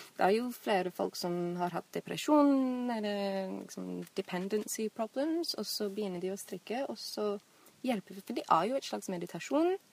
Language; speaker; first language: Norwegian; non-native, fluent; English